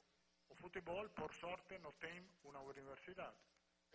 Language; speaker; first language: Portuguese; non-native, fluent; Spanish